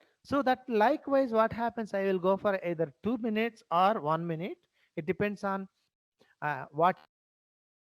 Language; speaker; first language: English; non-native, local second language; Telugu